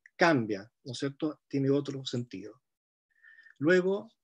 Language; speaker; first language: Spanish; native; Spanish